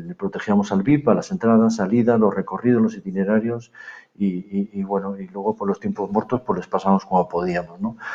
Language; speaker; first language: Spanish; native; Spanish